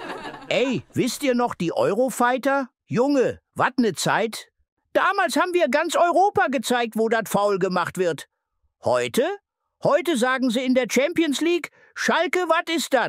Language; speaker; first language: German; native; German